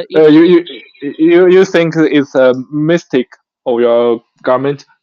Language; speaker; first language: English; non-native, learner; Chinese